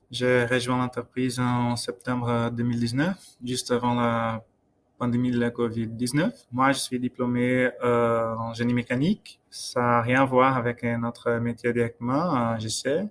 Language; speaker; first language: French; non-native, fluent; Portuguese